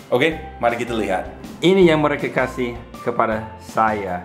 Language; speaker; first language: Indonesian; non-native, fluent; English